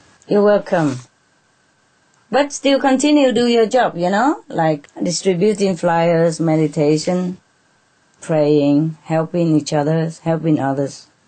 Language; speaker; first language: English; non-native, fluent; Vietnamese